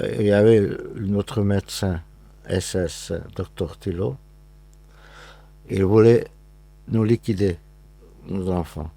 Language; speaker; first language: French; non-native, fluent; Hungarian